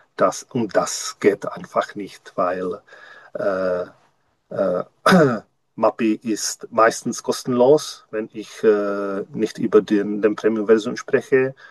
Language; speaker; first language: German; non-native, learner; Czech